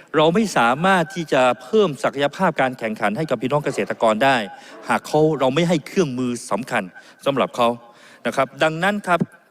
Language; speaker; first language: Thai; native; Thai